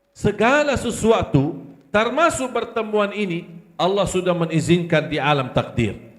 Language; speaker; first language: Malay; non-native, fluent; Arabic